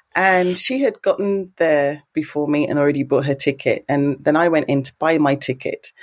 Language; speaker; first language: English; native; English